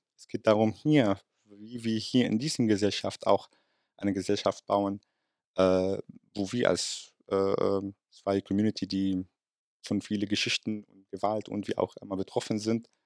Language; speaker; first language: German; non-native, fluent; Arabic